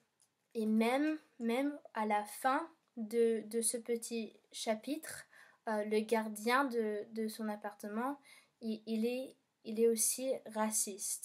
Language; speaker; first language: French; non-native, learner; English